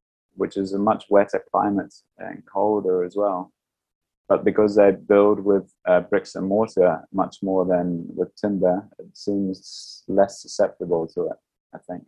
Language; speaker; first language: English; native; English